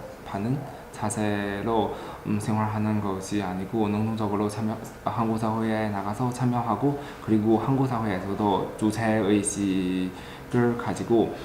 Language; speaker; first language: Korean; non-native, learner; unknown